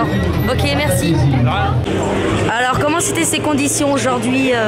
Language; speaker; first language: French; native; French